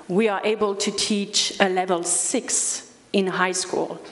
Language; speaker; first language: English; early bilingual, other home language; Spanish